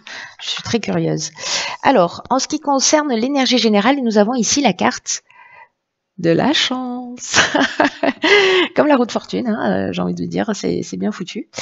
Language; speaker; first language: French; native; French